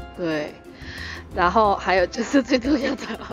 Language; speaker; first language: Chinese; non-native, local second language; Hakka Chinese